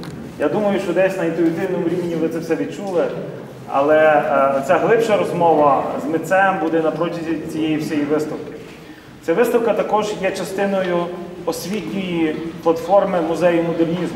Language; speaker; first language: Ukrainian; native; Ukrainian